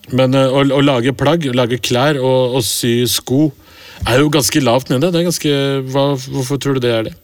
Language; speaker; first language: Norwegian; early bilingual, other home language; Urdu